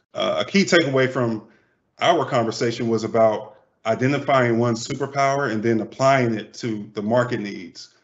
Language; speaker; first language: English; native; English